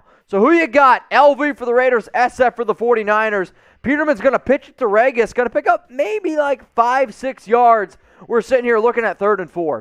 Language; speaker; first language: English; native; English